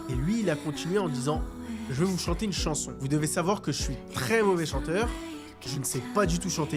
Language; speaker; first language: French; native; French